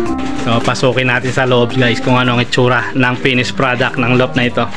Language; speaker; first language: Filipino; native; Filipino